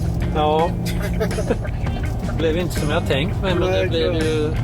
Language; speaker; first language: Swedish; native; Swedish